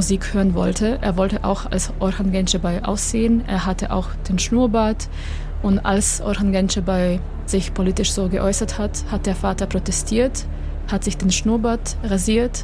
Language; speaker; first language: German; non-native, fluent; Croatian